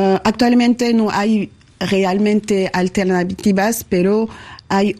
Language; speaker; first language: Spanish; non-native, learner; French